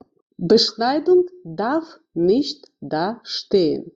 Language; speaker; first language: German; non-native, fluent; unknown